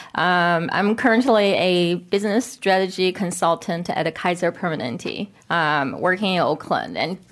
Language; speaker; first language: English; non-native, fluent; Korean